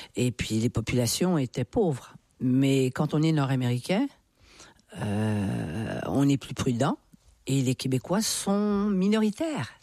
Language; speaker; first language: French; native; French